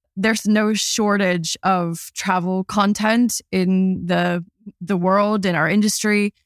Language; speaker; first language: English; native; English